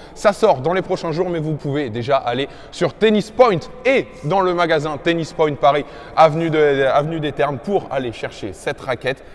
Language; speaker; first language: French; native; French